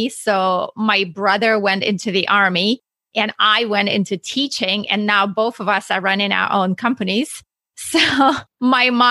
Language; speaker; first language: English; non-native, fluent; Russian